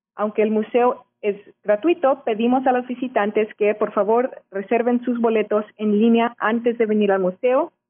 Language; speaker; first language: Spanish; early bilingual, heritage; Spanish